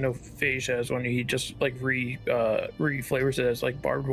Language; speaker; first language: English; native; English